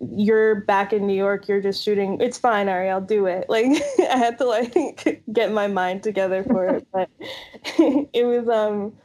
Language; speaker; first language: English; native; English